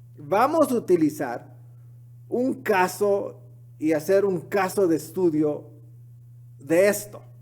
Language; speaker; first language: Spanish; early bilingual, heritage; Spanish